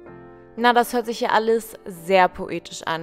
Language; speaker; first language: German; native; German